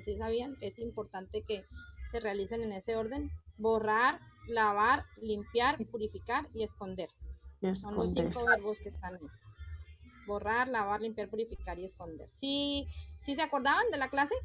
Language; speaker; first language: Spanish; native; Spanish